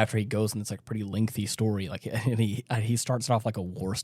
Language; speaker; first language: English; native; English